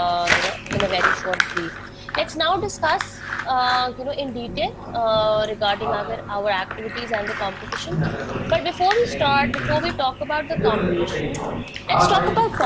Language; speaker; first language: English; non-native, local second language; Urdu